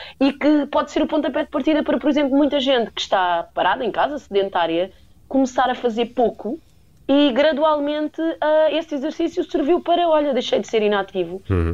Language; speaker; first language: Portuguese; native; Portuguese